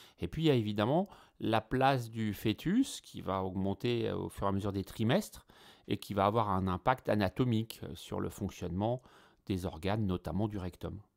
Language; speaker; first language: French; native; French